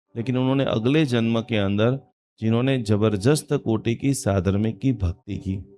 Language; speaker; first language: Hindi; non-native, local second language; Gujarati